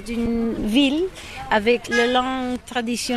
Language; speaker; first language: French; non-native, learner; Catalan